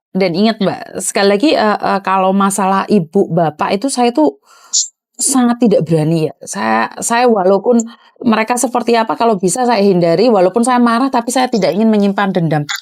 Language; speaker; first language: Indonesian; non-native, local second language; Javanese